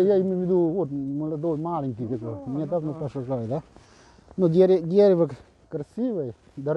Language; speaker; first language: Russian; non-native, learner; Vietnamese